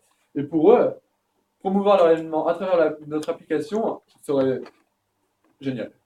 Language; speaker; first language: French; native; French